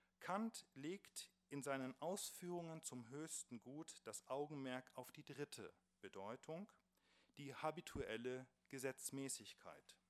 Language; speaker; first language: German; native; German